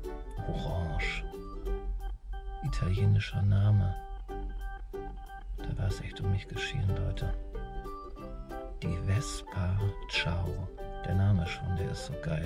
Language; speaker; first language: German; native; German